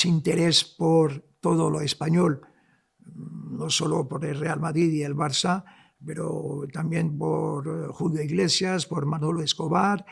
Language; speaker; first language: Spanish; non-native, local second language; Arabic